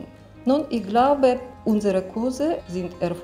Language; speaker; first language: German; non-native, fluent; Russian